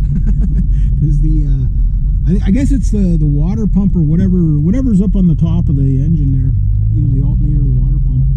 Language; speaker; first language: English; native; English